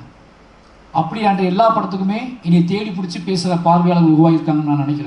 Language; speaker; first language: Tamil; native; Tamil